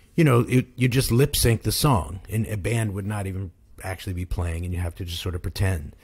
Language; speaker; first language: English; native; English